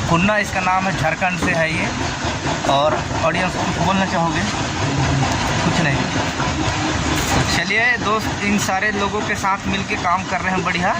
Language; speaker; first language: Hindi; non-native, local second language; Chhattisgarhi